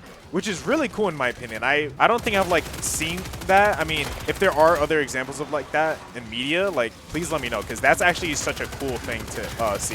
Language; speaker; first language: English; native; English